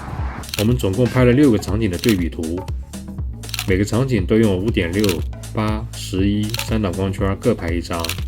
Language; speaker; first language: Chinese; native; Chinese